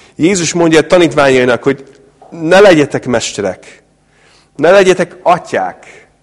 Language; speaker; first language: Hungarian; non-native, fluent; English